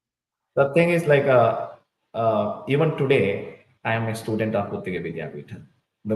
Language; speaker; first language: English; non-native, local second language; Tulu